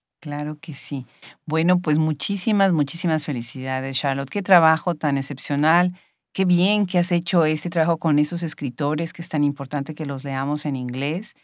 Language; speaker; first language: Spanish; native; Spanish